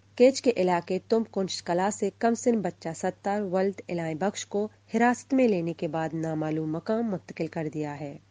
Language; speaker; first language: Urdu; non-native, local second language; Baluchi